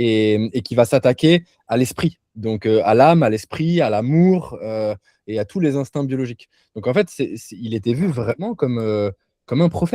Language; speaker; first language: French; native; French